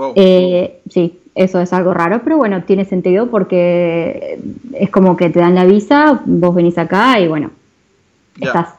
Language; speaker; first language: Spanish; native; Spanish